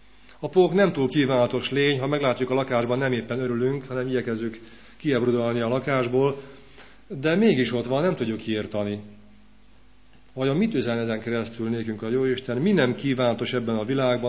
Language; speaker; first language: Hungarian; native; Hungarian